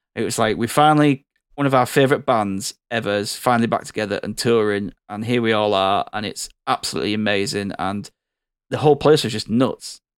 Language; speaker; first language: English; native; English